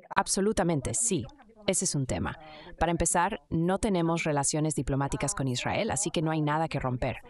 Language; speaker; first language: Spanish; non-native, fluent; Indonesian